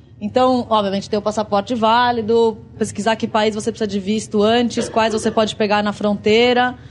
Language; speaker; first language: Portuguese; native; Portuguese